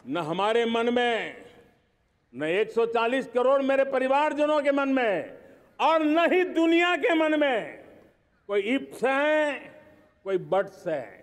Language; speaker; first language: Hindi; non-native, local second language; Gujarati